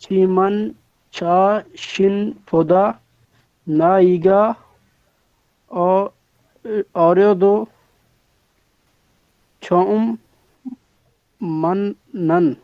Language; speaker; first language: Korean; non-native, learner; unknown